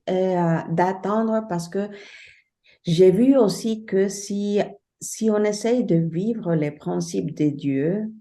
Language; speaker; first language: French; non-native, fluent; Spanish